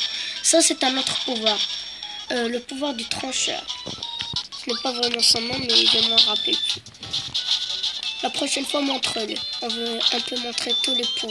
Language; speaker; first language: French; native; French